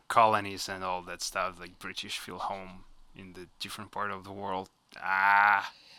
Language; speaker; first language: English; non-native, fluent; Russian